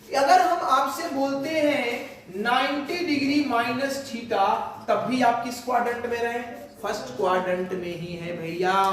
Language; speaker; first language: Hindi; native; Hindi